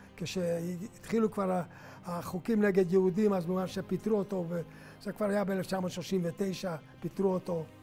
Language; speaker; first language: Hebrew; non-native, fluent; Hungarian